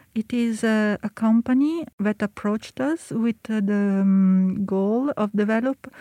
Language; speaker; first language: English; non-native, fluent; Italian